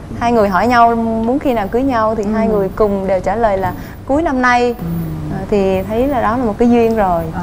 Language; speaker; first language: Vietnamese; native; Vietnamese